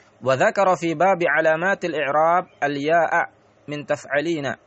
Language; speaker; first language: Arabic; non-native, fluent; Indonesian